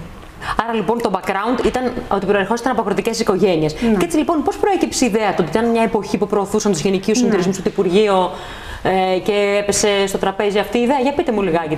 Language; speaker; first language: Greek; native; Greek